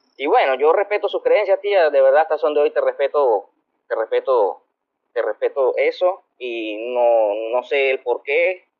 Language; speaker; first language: Spanish; native; Spanish